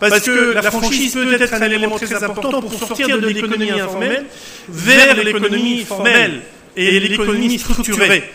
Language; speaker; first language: French; non-native, local second language; Arabic